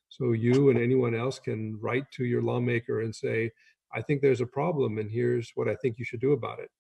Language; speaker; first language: English; native; English